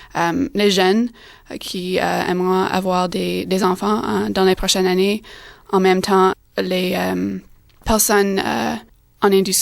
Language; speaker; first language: French; non-native, fluent; English